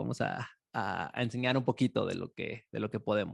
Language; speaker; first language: Spanish; native; Spanish